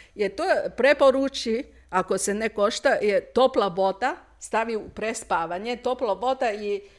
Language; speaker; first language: Serbian; non-native, learner; Chinese